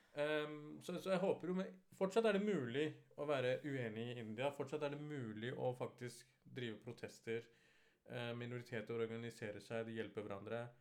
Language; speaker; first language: Norwegian; early bilingual, other home language; Urdu